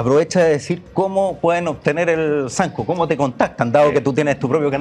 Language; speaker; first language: Spanish; native; Spanish